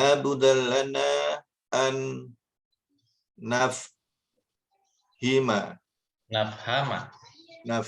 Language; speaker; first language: Arabic; non-native, learner; Indonesian